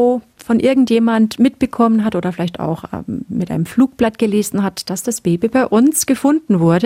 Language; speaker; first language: German; native; German